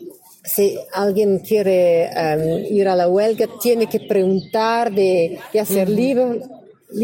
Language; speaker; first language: Spanish; non-native, learner; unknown